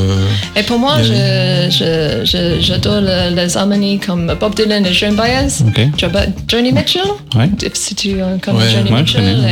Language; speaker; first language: French; non-native, learner; English